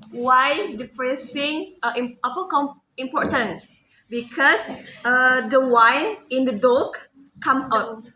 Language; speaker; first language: English; non-native, learner; Indonesian